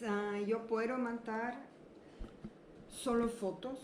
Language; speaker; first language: Spanish; non-native, learner; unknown